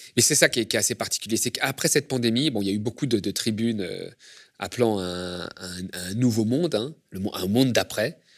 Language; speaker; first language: French; native; French